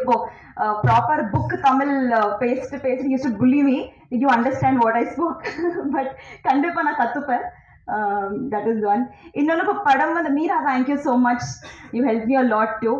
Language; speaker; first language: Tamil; non-native, learner; Telugu